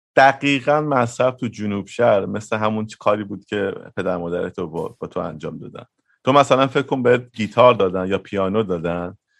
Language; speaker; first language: Persian; native; Persian